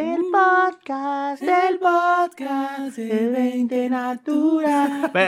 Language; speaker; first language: Spanish; native; Spanish